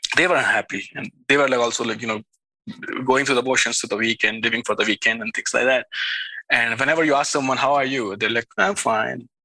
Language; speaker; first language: English; non-native, local second language; Hindi